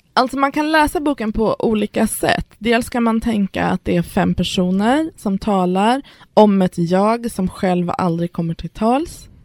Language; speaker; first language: Swedish; early bilingual, other home language; Persian